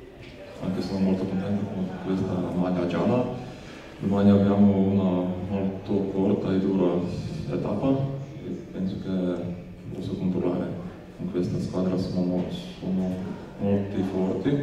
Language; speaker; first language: Italian; non-native, learner; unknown